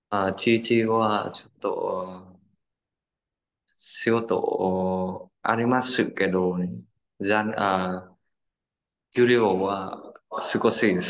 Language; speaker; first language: Japanese; non-native, learner; Vietnamese